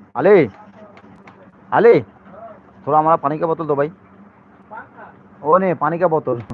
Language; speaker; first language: Hindi; non-native, learner; Bangla